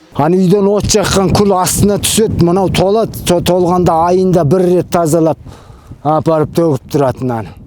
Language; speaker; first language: Kazakh; native; Kazakh